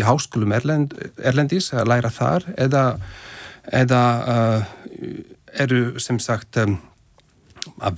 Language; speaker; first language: Icelandic; non-native, fluent; Slovak